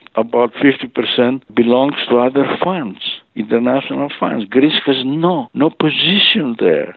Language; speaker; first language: English; non-native, fluent; Greek